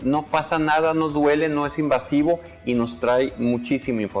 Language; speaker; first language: Spanish; native; Spanish